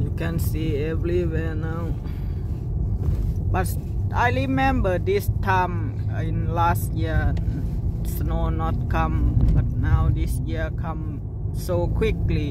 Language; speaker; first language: English; non-native, learner; Thai